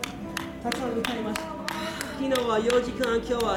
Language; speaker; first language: Japanese; non-native, learner; English